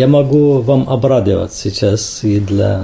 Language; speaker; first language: Russian; non-native, fluent; Arabic